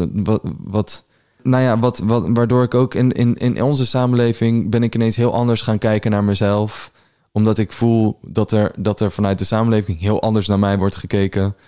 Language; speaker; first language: Dutch; early bilingual, other home language; Persian